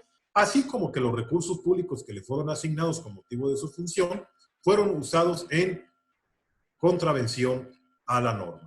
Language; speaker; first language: Spanish; native; Spanish